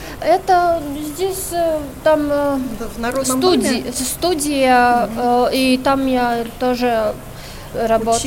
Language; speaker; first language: Russian; non-native, local second language; Latvian